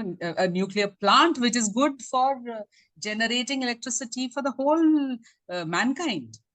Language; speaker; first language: English; non-native, local second language; Tamil